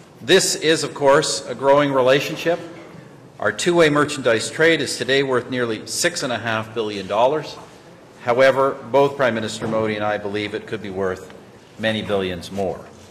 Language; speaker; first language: English; native; English